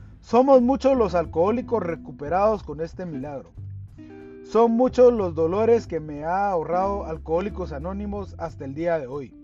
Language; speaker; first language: Spanish; native; Spanish